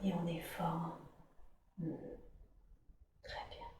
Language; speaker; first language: French; native; French